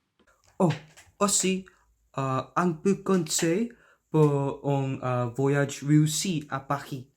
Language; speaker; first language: French; non-native, learner; Korean